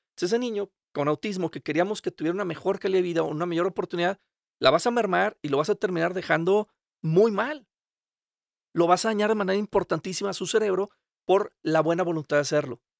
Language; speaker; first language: Spanish; native; Spanish